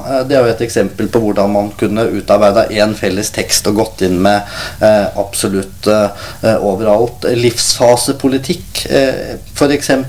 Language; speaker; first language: Norwegian; native; Norwegian